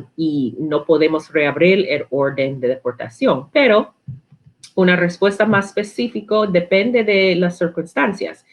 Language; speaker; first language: Spanish; non-native, learner; English